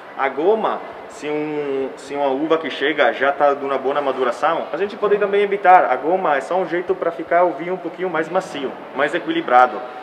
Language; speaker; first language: Portuguese; early bilingual, heritage; Italian